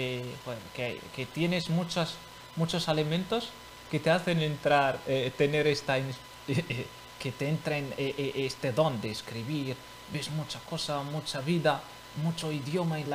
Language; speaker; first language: Spanish; non-native, fluent; Arabic